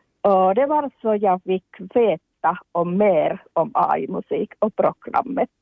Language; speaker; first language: Swedish; non-native, local second language; Finnish